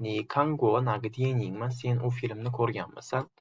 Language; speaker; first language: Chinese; non-native, fluent; Uzbek